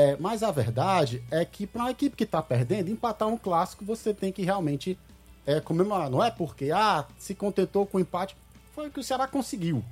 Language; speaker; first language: Portuguese; native; Portuguese